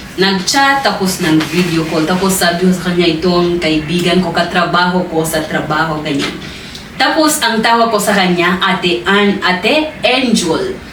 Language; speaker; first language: Filipino; non-native, fluent; Swahili